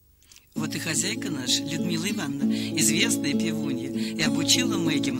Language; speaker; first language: Russian; native; Russian